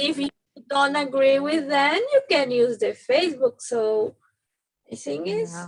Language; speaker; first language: English; non-native, learner; Spanish